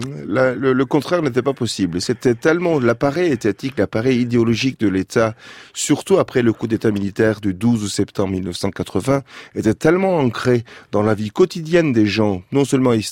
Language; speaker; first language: French; non-native, fluent; Turkish